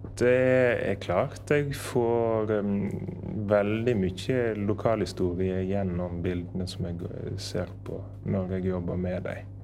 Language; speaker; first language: Norwegian; native; Norwegian